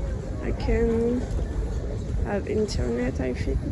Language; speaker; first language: English; non-native, learner; French